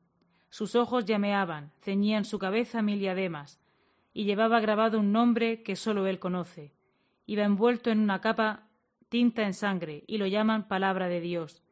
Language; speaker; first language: Spanish; native; Spanish